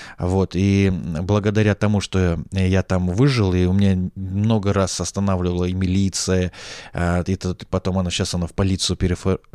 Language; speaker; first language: Russian; native; Russian